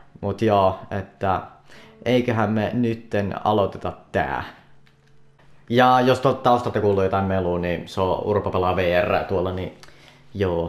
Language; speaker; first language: Finnish; native; Finnish